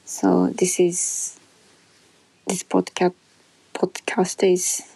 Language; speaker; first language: English; non-native, learner; Japanese